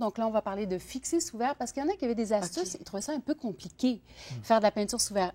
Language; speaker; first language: French; native; French